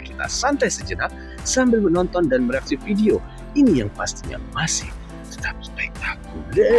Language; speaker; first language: Indonesian; native; Indonesian